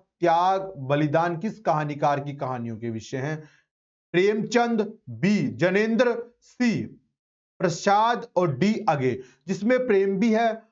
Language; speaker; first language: Hindi; non-native, local second language; Punjabi